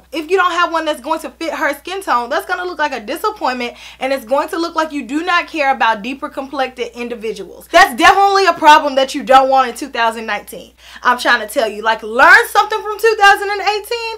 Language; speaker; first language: English; native; English